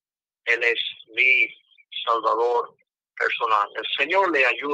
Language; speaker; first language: Spanish; non-native, fluent; English